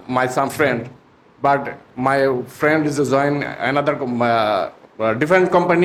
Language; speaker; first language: English; non-native, learner; Bangla